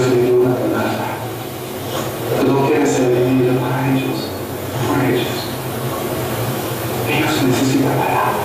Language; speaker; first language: Spanish; non-native, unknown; Korean